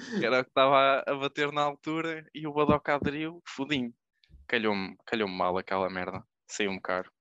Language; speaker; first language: Portuguese; native; Portuguese